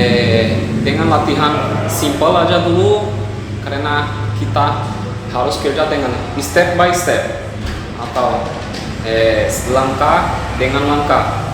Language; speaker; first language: Indonesian; non-native, fluent; Portuguese